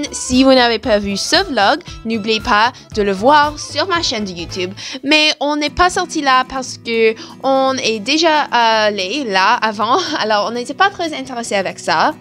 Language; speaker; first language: French; non-native, learner; English